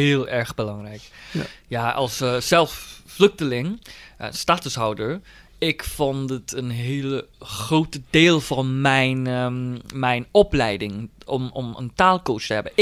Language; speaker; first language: Dutch; non-native, fluent; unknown